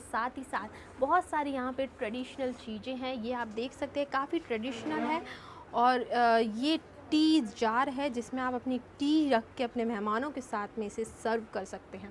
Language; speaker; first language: Hindi; native; Hindi